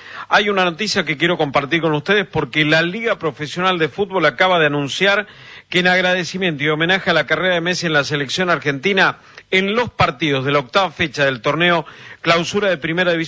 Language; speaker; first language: Spanish; native; Spanish